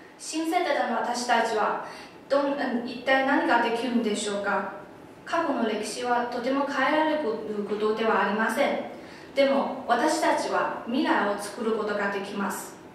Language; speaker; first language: Japanese; non-native, fluent; Chinese